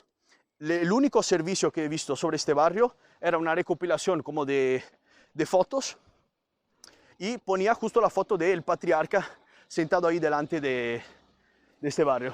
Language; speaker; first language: Spanish; non-native, fluent; Italian